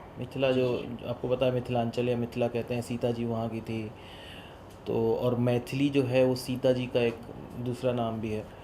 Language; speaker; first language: Hindi; non-native, local second language; Bhojpuri